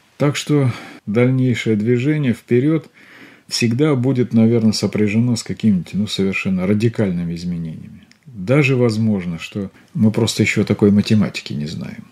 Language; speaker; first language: Russian; native; Russian